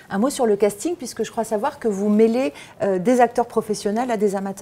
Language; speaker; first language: French; native; French